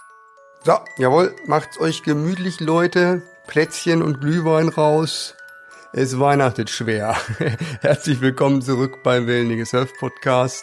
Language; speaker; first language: German; native; German